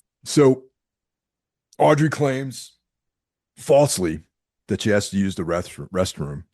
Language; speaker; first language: English; native; English